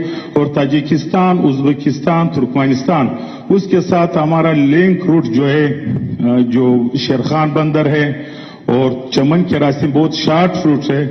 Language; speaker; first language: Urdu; non-native, local second language; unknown